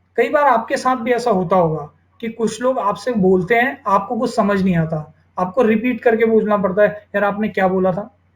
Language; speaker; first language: Hindi; native; Hindi